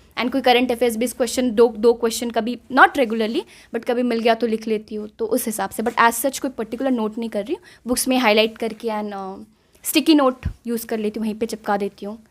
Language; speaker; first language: Hindi; non-native, local second language; Assamese